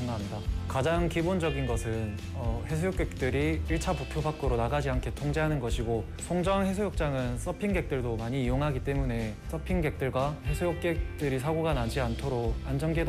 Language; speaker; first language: Korean; native; Korean